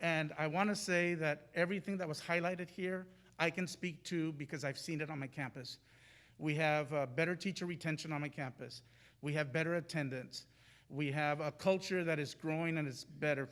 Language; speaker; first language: English; native; English